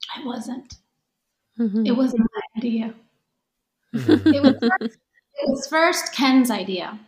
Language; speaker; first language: English; early bilingual, other home language; Japanese